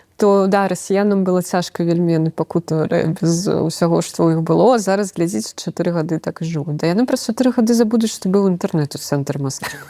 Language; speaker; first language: Belarusian; non-native, local second language; Russian